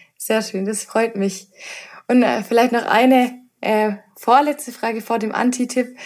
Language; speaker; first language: German; native; German